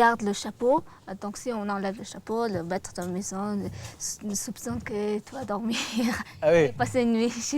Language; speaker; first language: French; non-native, fluent; Mongolian